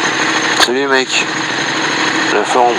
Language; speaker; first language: French; native; French